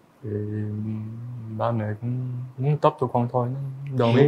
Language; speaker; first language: Vietnamese; early bilingual, heritage; French